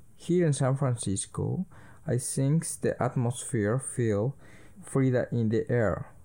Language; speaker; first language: English; early bilingual, other home language; Spanish